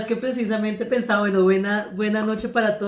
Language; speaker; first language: Spanish; native; Spanish